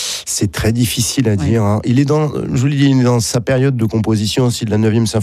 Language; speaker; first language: French; native; French